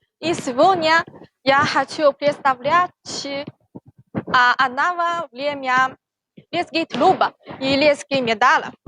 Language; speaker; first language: Russian; non-native, learner; Chinese